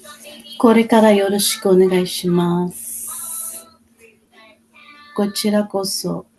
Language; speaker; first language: Japanese; non-native, learner; Filipino